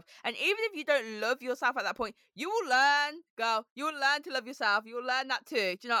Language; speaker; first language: English; native; English